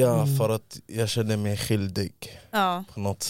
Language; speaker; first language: Swedish; early bilingual, other home language; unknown